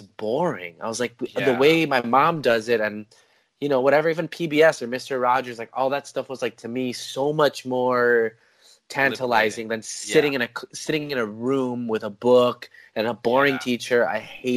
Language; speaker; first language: English; native; English